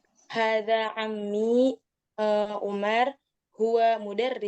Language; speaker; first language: Arabic; non-native, learner; Indonesian